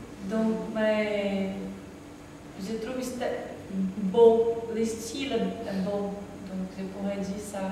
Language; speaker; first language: French; non-native, fluent; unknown